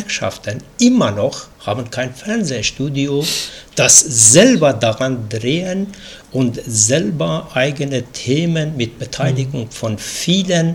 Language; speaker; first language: German; non-native, fluent; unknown